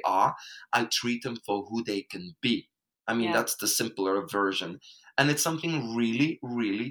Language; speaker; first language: English; non-native, fluent; Dutch